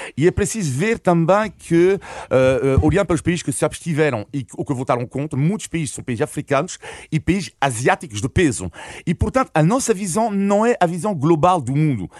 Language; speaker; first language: Portuguese; non-native, fluent; French